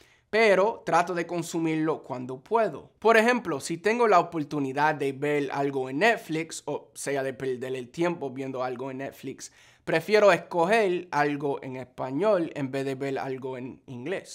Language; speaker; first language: Spanish; non-native, fluent; English